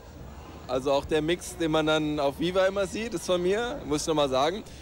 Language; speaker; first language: German; native; German